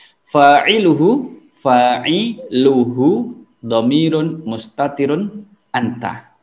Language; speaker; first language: Arabic; non-native, fluent; Indonesian